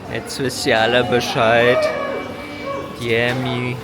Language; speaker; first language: German; early bilingual, other home language; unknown